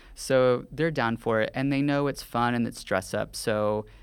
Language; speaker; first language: English; native; English